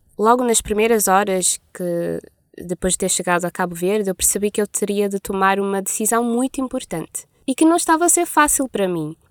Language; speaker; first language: Portuguese; non-native, local second language; Kabuverdianu